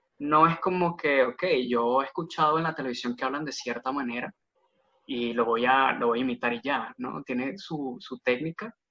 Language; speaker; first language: Spanish; native; Spanish